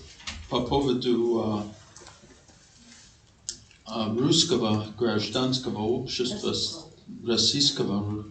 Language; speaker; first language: Russian; non-native, fluent; English